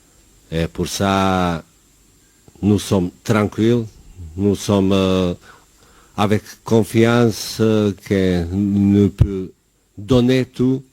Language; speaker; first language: French; non-native, learner; Bosnian